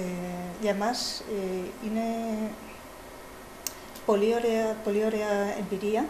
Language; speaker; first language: Greek; non-native, learner; Spanish